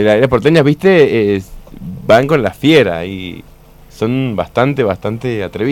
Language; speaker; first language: Spanish; native; Spanish